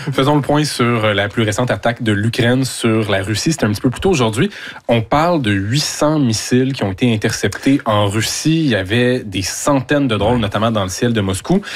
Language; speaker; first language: French; native; French